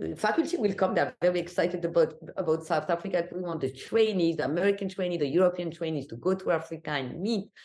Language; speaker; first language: English; non-native, fluent; Arabic